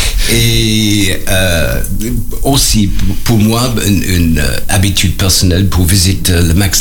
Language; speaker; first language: French; non-native, learner; English